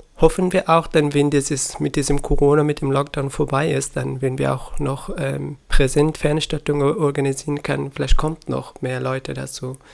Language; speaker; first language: German; non-native, learner; Persian